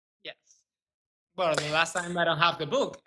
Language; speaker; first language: English; non-native, learner; Spanish